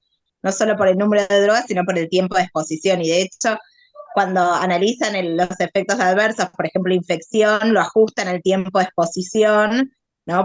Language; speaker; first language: Spanish; native; Spanish